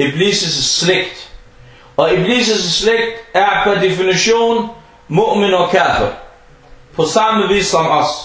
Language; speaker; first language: Danish; early bilingual, other home language; Arabic